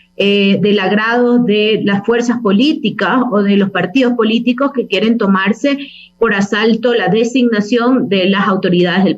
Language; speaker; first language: Spanish; native; Spanish